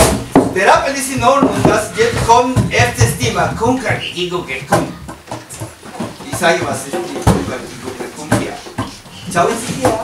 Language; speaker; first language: German; non-native, learner; Spanish